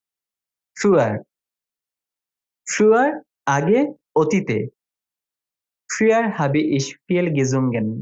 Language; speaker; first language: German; non-native, fluent; Bangla